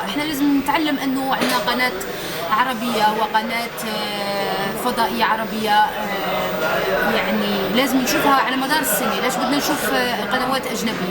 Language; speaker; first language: Arabic; native; Arabic